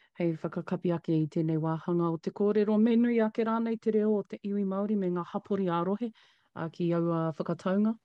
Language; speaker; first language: Māori; non-native, local second language; English